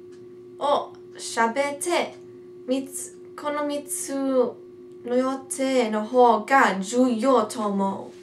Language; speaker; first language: Japanese; non-native, learner; English